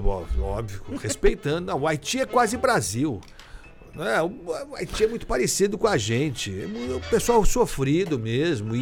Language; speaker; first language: Portuguese; native; Portuguese